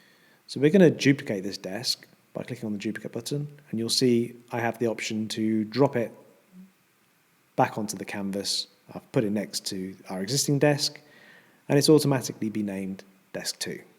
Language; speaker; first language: English; native; English